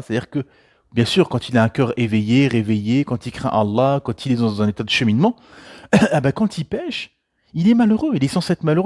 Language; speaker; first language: French; native; French